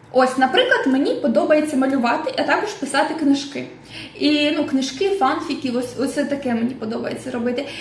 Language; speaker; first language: Ukrainian; non-native, local second language; Russian